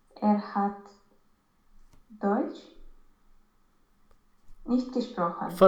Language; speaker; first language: German; non-native, learner; Romanian